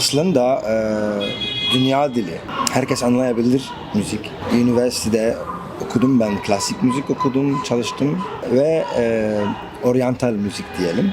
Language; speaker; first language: Turkish; non-native, learner; Arabic